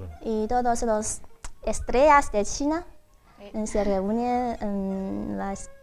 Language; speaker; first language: Spanish; non-native, learner; Chinese